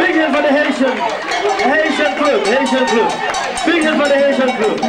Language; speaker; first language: English; non-native, learner; Haitian Creole